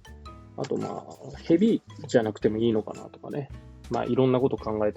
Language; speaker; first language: Japanese; native; Japanese